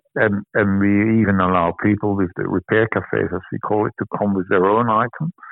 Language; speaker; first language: English; non-native, fluent; Dutch